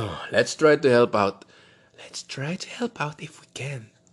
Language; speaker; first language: English; non-native, local second language; Filipino